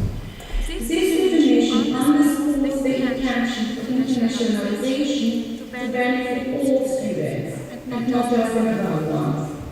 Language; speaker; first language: English; non-native, fluent; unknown